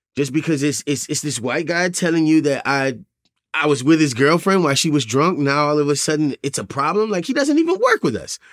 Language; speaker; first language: English; native; English